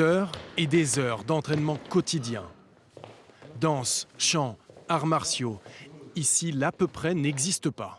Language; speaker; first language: French; native; French